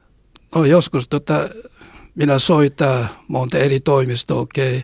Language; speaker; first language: Finnish; non-native, learner; Korean